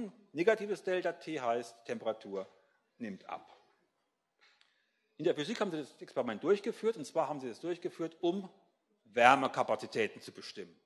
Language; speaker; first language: German; native; German